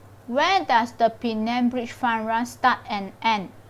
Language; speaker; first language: English; non-native, local second language; Chinese